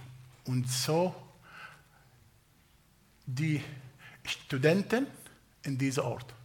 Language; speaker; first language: German; non-native, fluent; Arabic